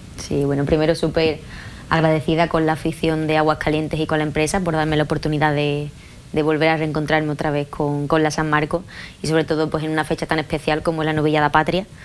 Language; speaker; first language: Spanish; native; Spanish